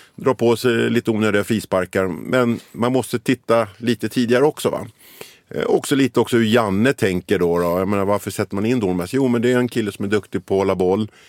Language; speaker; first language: Swedish; early bilingual, other home language; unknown